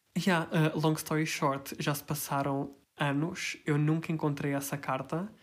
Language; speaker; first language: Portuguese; early bilingual, heritage; Portuguese